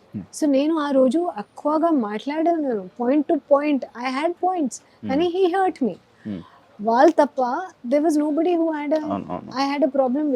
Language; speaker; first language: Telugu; non-native, local second language; Hindi